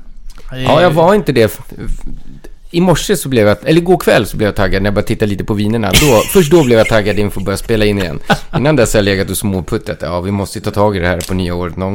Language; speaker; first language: Swedish; native; Swedish